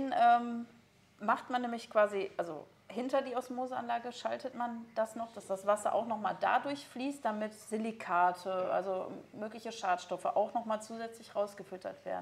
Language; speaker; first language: German; native; German